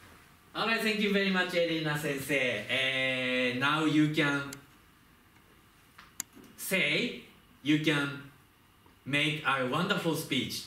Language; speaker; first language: English; non-native, fluent; Japanese